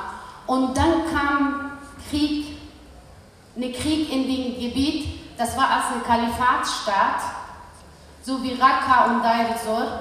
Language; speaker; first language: German; early bilingual, other home language; Kurdish